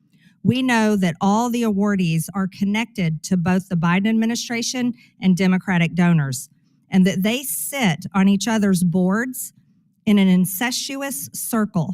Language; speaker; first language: English; native; English